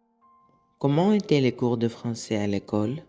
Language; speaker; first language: French; non-native, learner; Greek